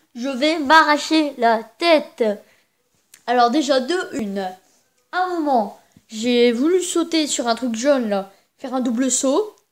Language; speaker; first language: French; native; French